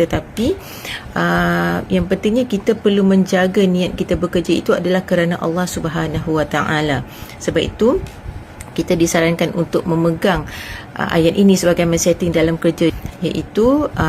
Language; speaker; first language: Malay; native; Malay